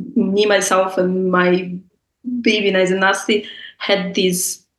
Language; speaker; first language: English; non-native, fluent; Russian